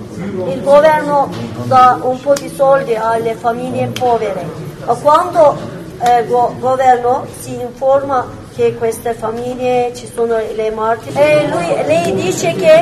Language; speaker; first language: Italian; non-native, fluent; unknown